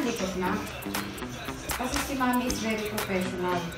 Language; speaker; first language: Filipino; native; Filipino